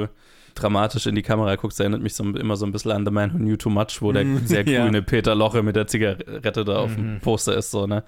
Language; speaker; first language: German; native; German